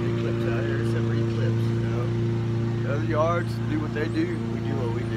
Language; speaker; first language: English; native; English